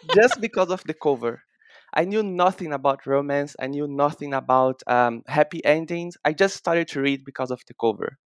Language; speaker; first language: English; non-native, fluent; Portuguese